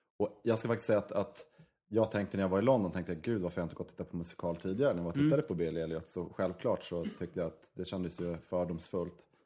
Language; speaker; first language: Swedish; native; Swedish